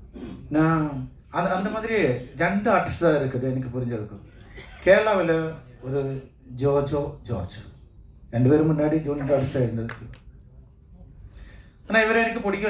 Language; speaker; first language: Tamil; non-native, learner; Malayalam